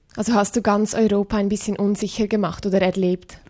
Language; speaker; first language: German; native; German